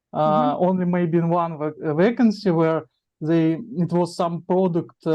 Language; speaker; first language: English; non-native, learner; Russian